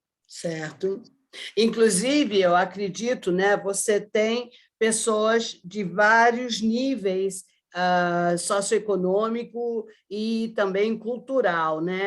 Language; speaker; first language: Portuguese; early bilingual, other home language; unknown